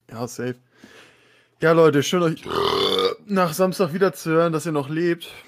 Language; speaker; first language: German; native; German